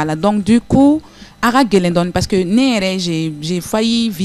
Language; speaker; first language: French; non-native, local second language; Bambara